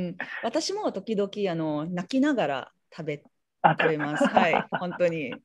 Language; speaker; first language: Japanese; non-native, learner; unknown